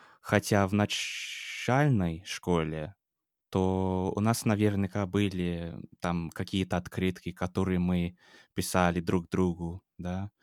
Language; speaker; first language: Russian; non-native, fluent; English